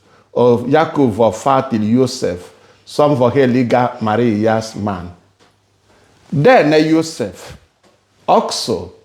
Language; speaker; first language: Swedish; non-native, fluent; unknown